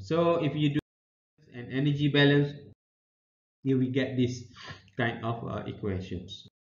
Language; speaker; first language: English; non-native, local second language; Malay